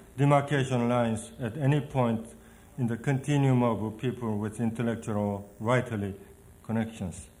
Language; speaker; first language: English; non-native, fluent; Korean